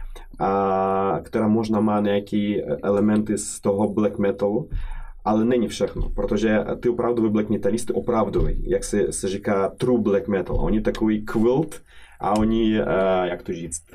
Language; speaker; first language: Czech; non-native, fluent; Russian